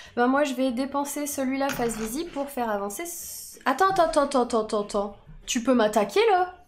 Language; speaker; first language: French; native; French